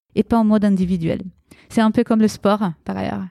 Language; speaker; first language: French; early bilingual, other home language; Romanian